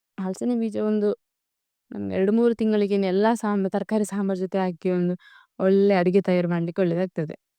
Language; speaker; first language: Kannada; non-native, local second language; Tulu